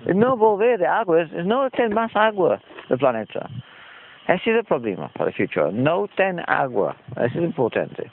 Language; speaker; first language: Spanish; non-native, learner; English